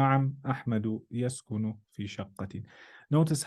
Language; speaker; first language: Arabic; non-native, fluent; English